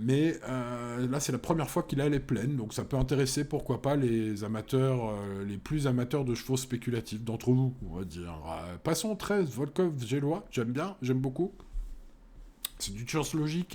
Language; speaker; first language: French; native; French